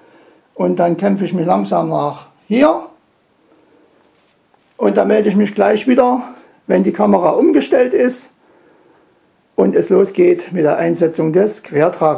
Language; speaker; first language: German; native; German